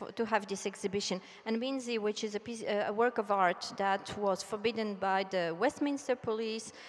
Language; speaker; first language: English; non-native, fluent; Polish